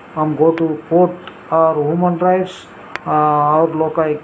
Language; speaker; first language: Hindi; non-native, local second language; Telugu